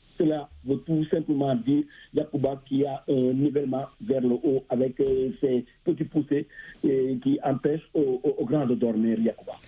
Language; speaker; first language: French; non-native, local second language; Wolof